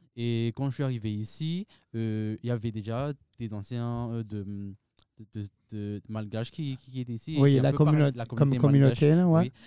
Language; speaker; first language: French; non-native, local second language; Malagasy